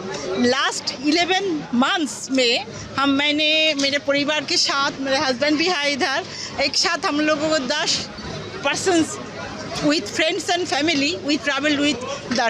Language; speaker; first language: Hindi; non-native, local second language; Bangla